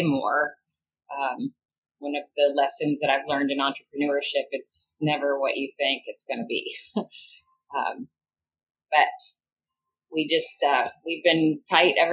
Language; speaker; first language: English; native; English